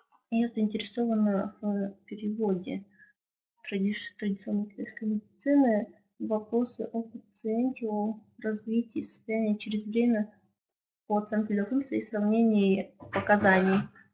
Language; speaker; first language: Russian; native; Russian